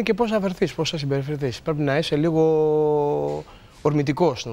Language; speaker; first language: Greek; native; Greek